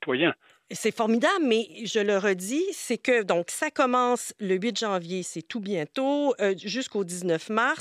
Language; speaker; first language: French; native; French